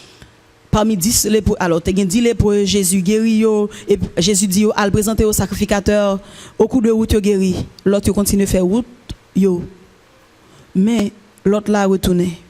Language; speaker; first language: French; non-native, local second language; Haitian Creole